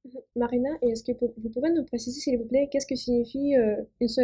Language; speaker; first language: French; non-native, fluent; Russian